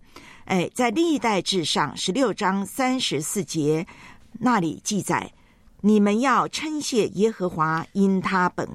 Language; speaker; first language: Chinese; native; Chinese